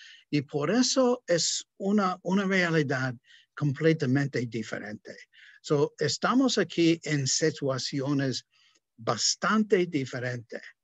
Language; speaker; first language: Spanish; non-native, fluent; English